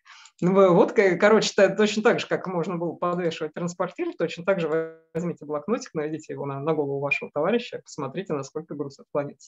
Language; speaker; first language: Russian; native; Russian